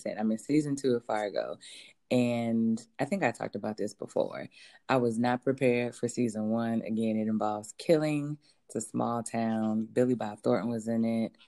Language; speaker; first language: English; native; English